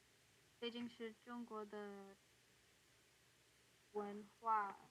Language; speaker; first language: Chinese; non-native, learner; English